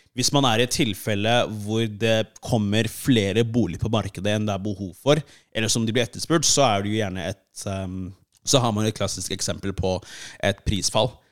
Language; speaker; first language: Norwegian; early bilingual, other home language; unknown